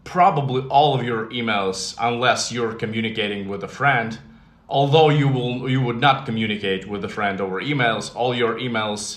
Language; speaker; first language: English; non-native, fluent; Ukrainian